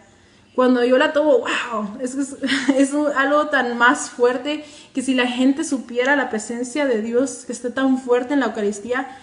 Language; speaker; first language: Spanish; native; Spanish